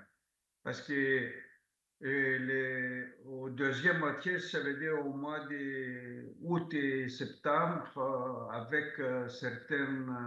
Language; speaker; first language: French; non-native, fluent; Greek